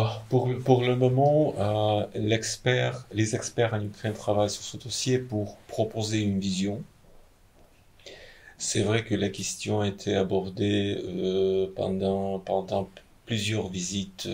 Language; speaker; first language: French; non-native, fluent; Ukrainian